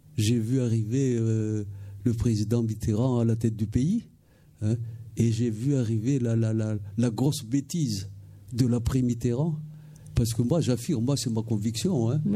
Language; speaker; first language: French; non-native, local second language; Malagasy